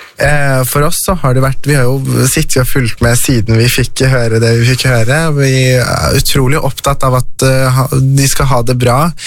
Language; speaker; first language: Norwegian; early bilingual, other home language; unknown